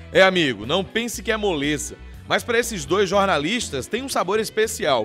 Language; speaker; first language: Portuguese; native; Portuguese